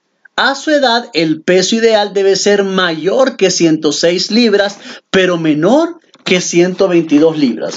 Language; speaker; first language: Spanish; native; Spanish